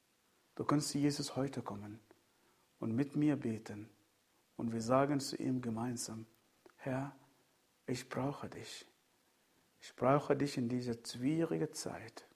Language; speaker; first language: German; non-native, fluent; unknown